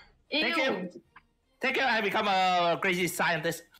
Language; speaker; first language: English; non-native, learner; Vietnamese